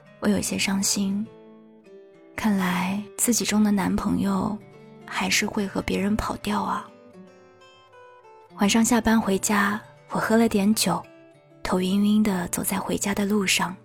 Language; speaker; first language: Chinese; native; Chinese